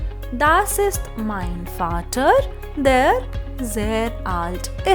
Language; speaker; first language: German; non-native, fluent; Hindi